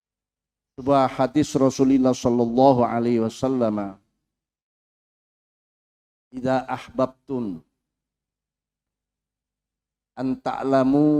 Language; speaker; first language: Indonesian; native; Indonesian